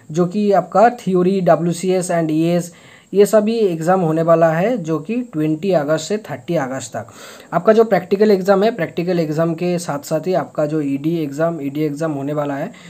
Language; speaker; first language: Hindi; non-native, local second language; Bangla